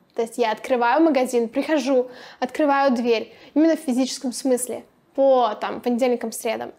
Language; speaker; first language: Russian; native; Russian